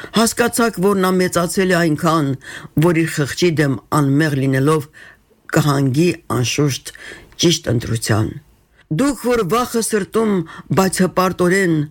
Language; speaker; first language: Armenian; native; Armenian